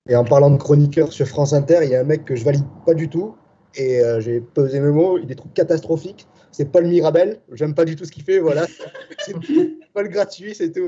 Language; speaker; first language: French; native; French